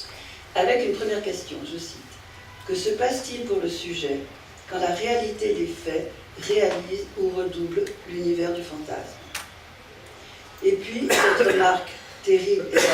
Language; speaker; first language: French; native; French